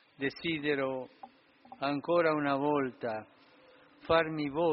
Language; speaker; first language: Italian; early bilingual, heritage; Spanish